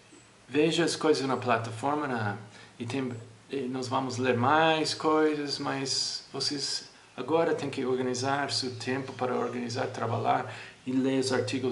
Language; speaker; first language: Portuguese; non-native, fluent; English